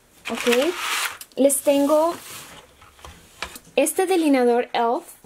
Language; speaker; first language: Spanish; early bilingual, heritage; Spanish